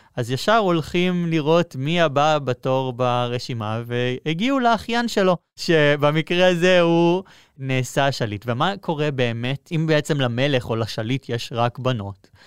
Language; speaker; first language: Hebrew; native; Hebrew